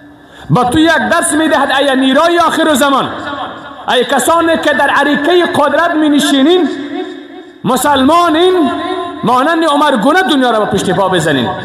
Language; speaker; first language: Persian; native; Persian